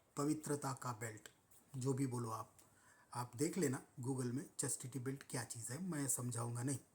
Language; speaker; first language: Hindi; non-native, local second language; Marathi